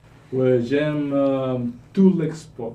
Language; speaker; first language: French; non-native, learner; Spanish